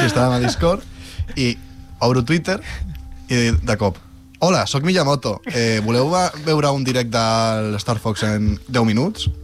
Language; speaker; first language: Catalan; native; Catalan